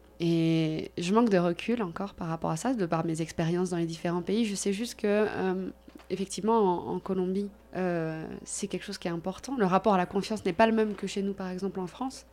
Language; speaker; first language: French; native; French